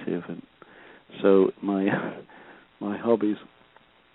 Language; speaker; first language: English; native; English